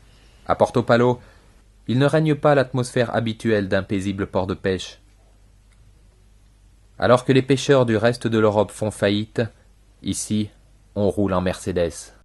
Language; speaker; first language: French; native; French